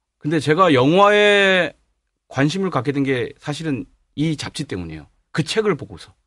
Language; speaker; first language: Korean; native; Korean